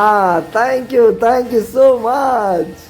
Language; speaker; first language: English; non-native, fluent; Hindi